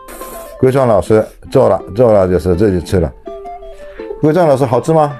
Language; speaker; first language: Chinese; non-native, fluent; Japanese